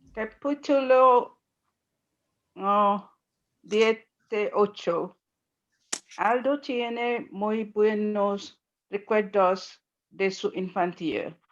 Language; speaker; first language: Spanish; non-native, learner; English